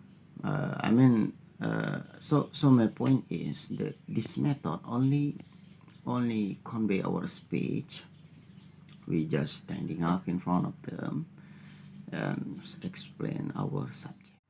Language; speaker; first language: English; non-native, learner; Indonesian